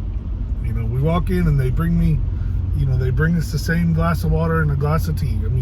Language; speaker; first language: English; native; English